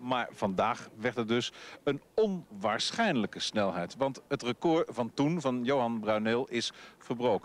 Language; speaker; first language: Dutch; native; Dutch